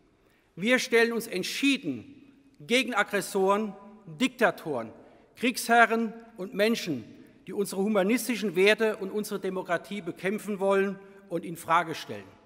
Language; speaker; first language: German; native; German